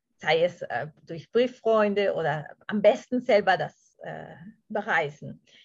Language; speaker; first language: German; non-native, fluent; Spanish